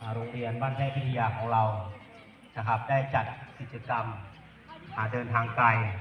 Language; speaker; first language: Thai; native; Thai